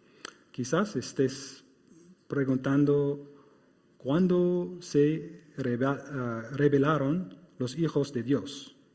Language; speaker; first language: Spanish; non-native, fluent; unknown